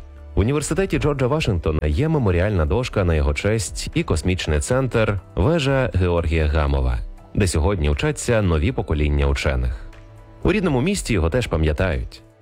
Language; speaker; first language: Ukrainian; native; Ukrainian